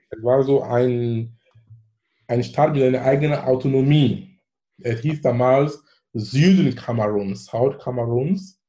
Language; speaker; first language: German; non-native, fluent; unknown